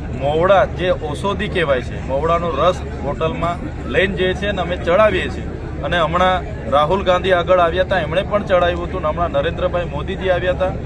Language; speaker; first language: Gujarati; non-native, local second language; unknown